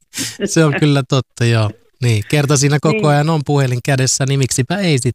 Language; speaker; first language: Finnish; native; Finnish